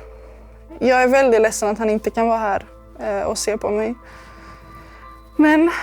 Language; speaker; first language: Swedish; early bilingual, other home language; Serbian